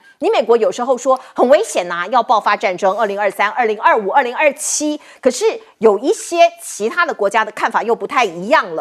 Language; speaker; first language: Chinese; native; Chinese